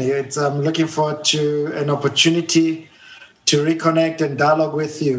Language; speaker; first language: English; non-native, local second language; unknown